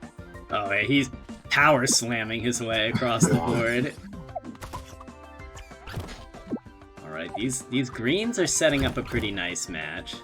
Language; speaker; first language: English; native; English